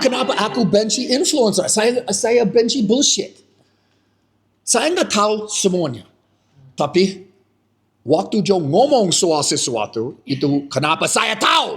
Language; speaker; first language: Indonesian; non-native, fluent; English